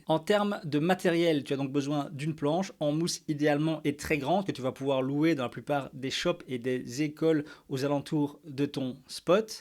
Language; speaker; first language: French; native; French